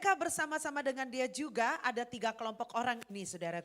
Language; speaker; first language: Indonesian; native; Indonesian